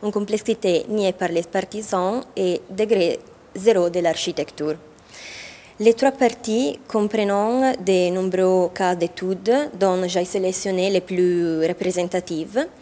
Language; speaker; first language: French; non-native, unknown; Italian